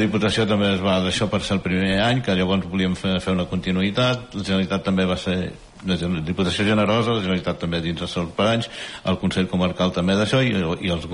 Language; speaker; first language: Catalan; native; Catalan